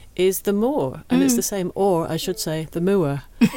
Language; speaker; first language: English; native; English